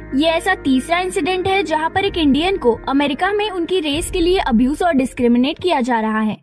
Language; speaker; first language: Hindi; native; Hindi